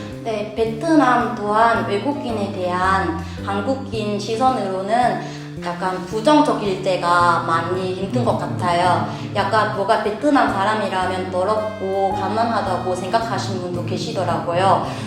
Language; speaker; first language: Korean; non-native, fluent; Vietnamese